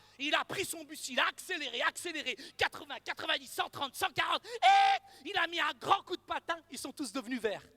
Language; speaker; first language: French; early bilingual, other home language; Arabic